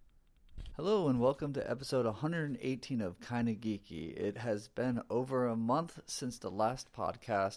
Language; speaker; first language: English; native; English